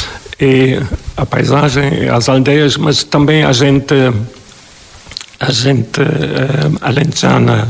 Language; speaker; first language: Portuguese; non-native, fluent; German